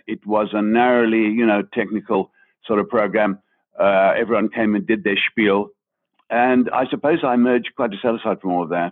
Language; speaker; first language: English; native; English